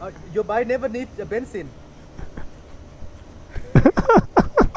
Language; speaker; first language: English; non-native, learner; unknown